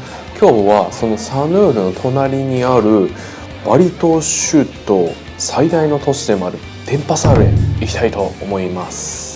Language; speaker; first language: Japanese; native; Japanese